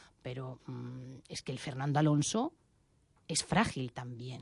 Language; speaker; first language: Catalan; non-native, local second language; Spanish